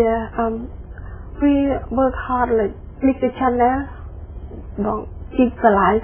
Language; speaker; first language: English; non-native, learner; Khmer